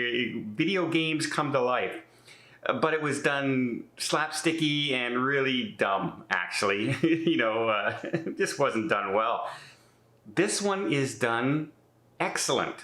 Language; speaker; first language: English; native; English